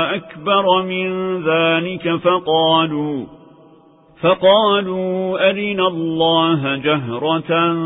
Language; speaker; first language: Arabic; non-native, fluent; Turkish